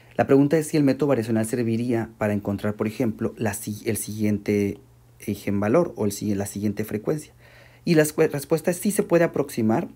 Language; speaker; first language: Spanish; native; Spanish